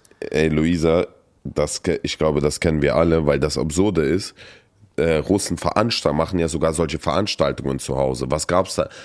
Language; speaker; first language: German; early bilingual, other home language; Russian